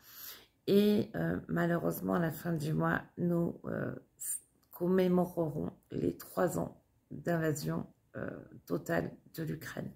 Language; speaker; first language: French; native; French